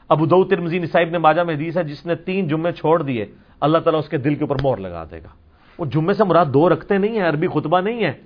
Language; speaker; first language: Urdu; non-native, local second language; Punjabi